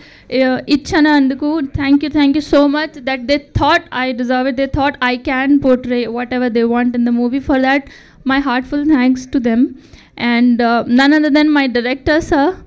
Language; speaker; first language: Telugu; non-native, learner; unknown